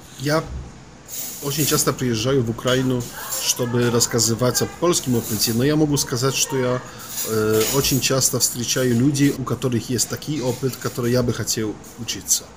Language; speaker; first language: Russian; non-native, fluent; Polish